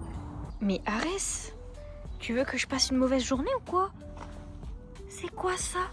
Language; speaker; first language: French; native; French